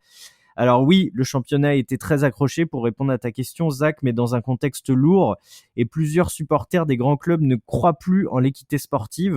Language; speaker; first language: French; native; French